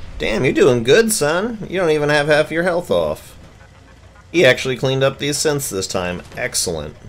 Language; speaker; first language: English; native; English